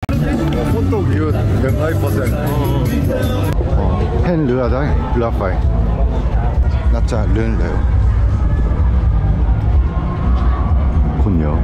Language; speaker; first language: Thai; non-native, learner; Korean